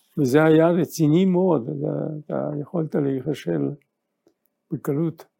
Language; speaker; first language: Hebrew; non-native, fluent; Yiddish